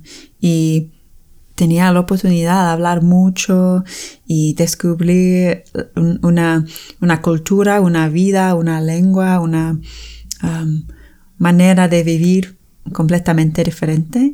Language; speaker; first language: Spanish; non-native, fluent; English